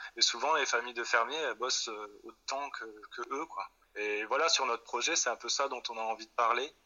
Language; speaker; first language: French; native; French